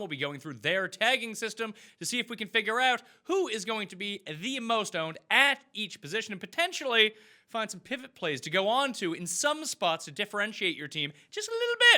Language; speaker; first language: English; native; English